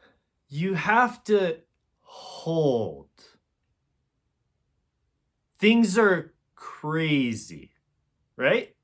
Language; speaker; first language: English; native; English